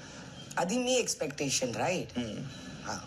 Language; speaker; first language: Telugu; non-native, learner; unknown